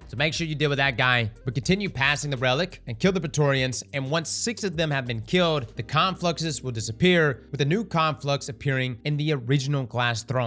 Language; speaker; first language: English; native; English